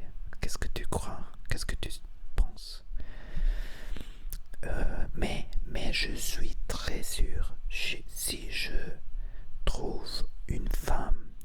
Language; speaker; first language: French; non-native, learner; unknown